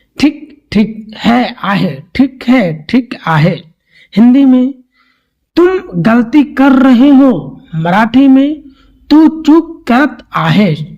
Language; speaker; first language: Hindi; native; Hindi